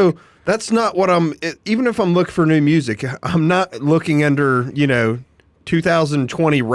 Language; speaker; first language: English; native; English